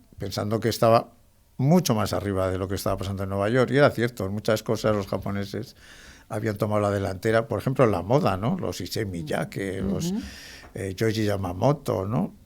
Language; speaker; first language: Spanish; native; Spanish